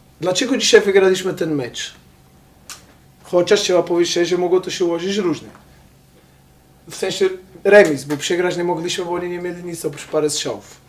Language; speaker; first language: Polish; non-native, fluent; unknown